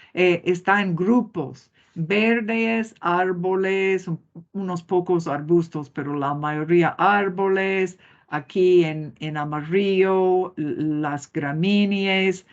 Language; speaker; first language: Spanish; non-native, fluent; English